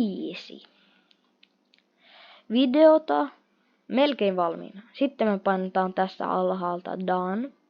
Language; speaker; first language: Finnish; non-native, fluent; Russian